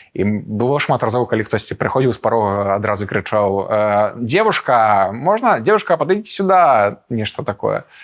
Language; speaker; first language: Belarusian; non-native, local second language; Russian